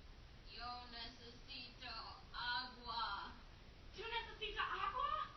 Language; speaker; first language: Spanish; non-native, learner; English